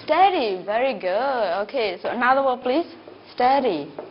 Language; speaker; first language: English; non-native, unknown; Burmese